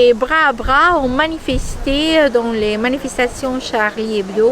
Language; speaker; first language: French; non-native, fluent; Albanian